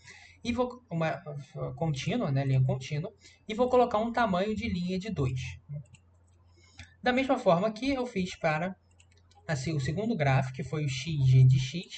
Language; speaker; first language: Portuguese; native; Portuguese